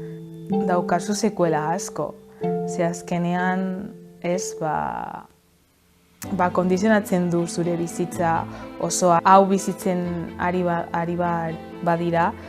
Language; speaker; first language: Basque; non-native, local second language; Spanish